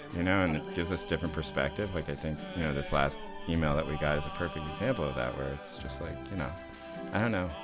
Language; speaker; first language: English; native; English